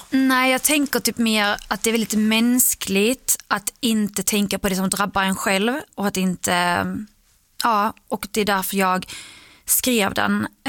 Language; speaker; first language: Swedish; early bilingual, other home language; Arabic